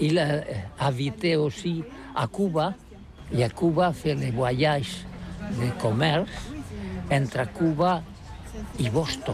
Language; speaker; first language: French; non-native, learner; Catalan